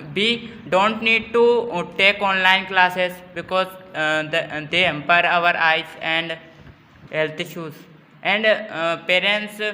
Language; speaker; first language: English; non-native, learner; Hindi